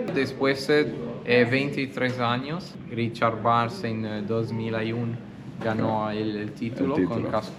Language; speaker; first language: Spanish; non-native, learner; Italian